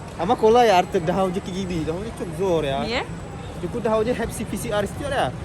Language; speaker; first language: Turkish; non-native, learner; Indonesian